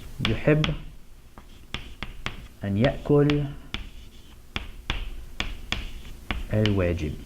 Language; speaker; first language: Arabic; non-native, fluent; English